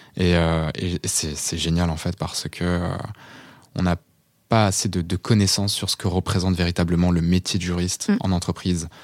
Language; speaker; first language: French; early bilingual, other home language; Portuguese